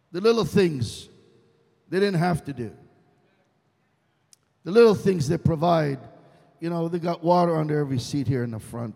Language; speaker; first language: English; non-native, fluent; Hebrew